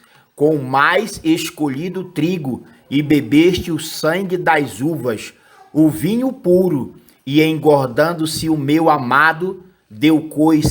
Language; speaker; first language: Portuguese; native; Portuguese